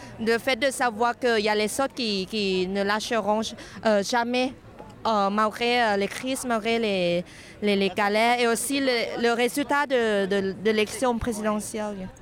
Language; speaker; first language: French; non-native, fluent; Thai